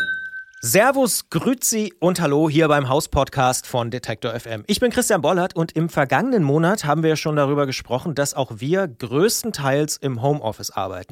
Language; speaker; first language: German; native; German